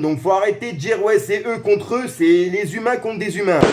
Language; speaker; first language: French; native; French